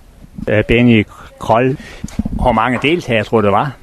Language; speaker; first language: Danish; native; Danish